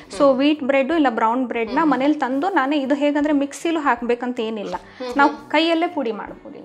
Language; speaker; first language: Kannada; native; Kannada